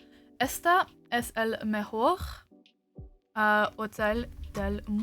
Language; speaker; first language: Spanish; non-native, learner; English